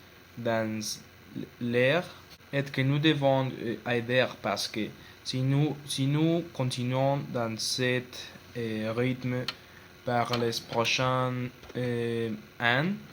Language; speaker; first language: French; non-native, learner; Spanish